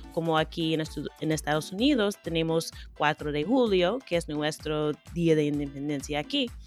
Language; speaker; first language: Spanish; non-native, fluent; English